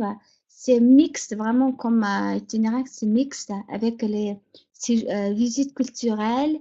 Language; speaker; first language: French; non-native, fluent; Mongolian